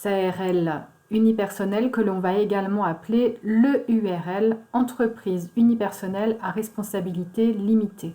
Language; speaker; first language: French; native; French